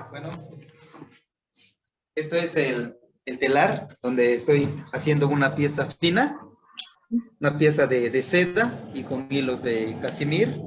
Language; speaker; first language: Spanish; non-native, local second language; Zapotec